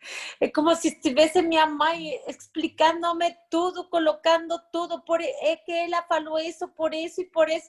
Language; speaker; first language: Portuguese; non-native, fluent; Spanish